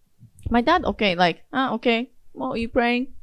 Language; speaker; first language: English; non-native, fluent; Japanese